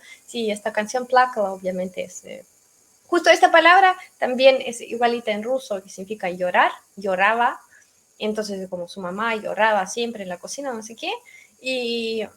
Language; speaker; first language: Spanish; non-native, fluent; Russian